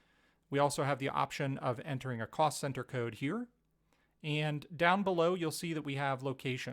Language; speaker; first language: English; native; English